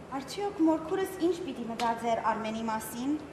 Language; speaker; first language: Armenian; early bilingual, other home language; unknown